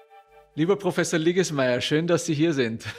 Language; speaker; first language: German; native; German